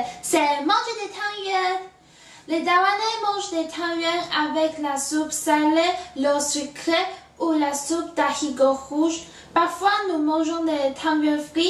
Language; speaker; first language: French; non-native, learner; Chinese